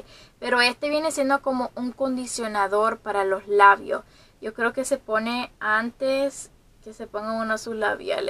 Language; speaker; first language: Spanish; early bilingual, heritage; Spanish